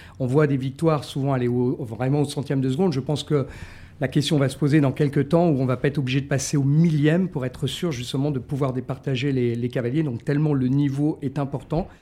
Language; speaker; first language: French; native; French